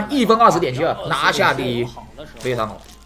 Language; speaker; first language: Chinese; native; Chinese